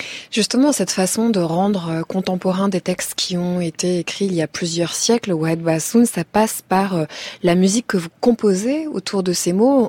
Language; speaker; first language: French; native; French